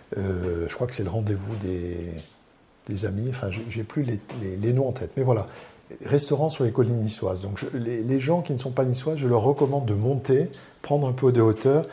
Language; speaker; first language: French; native; French